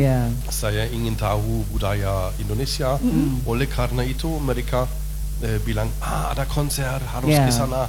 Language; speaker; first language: Indonesian; non-native, learner; German